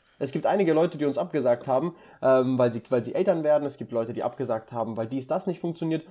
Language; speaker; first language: German; early bilingual, other home language; Russian